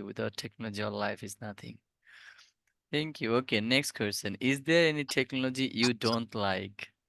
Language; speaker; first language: English; non-native, fluent; Bangla